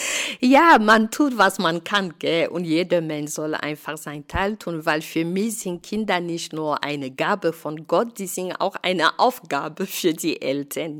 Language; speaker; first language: German; non-native, fluent; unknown